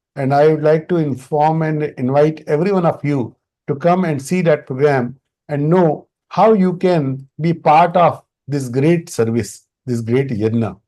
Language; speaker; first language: English; non-native, local second language; Hindi